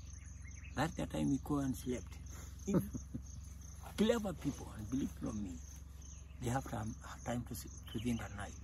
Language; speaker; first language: English; non-native, local second language; Masai